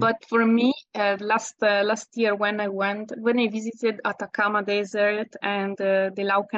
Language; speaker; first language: English; non-native, fluent; Italian